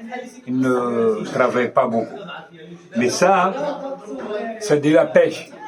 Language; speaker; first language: French; non-native, local second language; Arabic